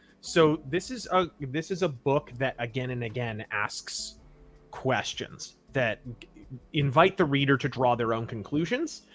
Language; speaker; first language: English; native; English